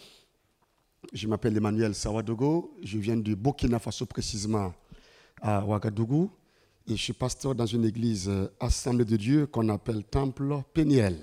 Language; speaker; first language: French; non-native, local second language; Mossi